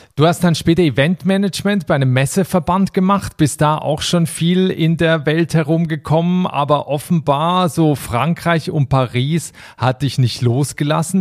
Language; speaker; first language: German; native; German